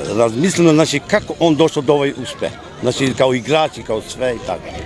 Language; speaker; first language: Macedonian; non-native, local second language; Albanian